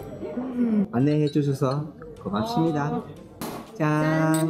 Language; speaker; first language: Korean; non-native, fluent; Spanish